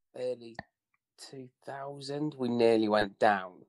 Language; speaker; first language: English; native; English